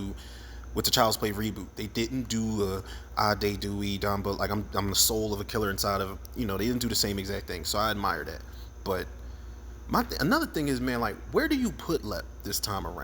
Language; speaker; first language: English; native; English